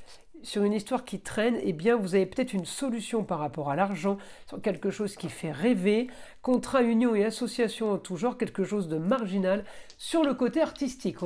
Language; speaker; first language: French; native; French